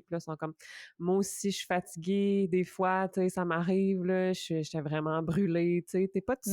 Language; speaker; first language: French; native; French